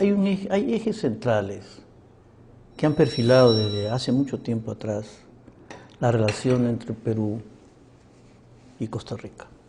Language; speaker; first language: Spanish; native; Spanish